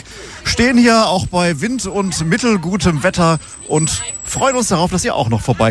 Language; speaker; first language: German; native; German